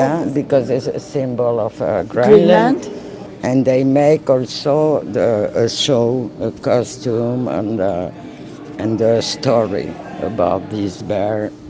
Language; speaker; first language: English; non-native, learner; French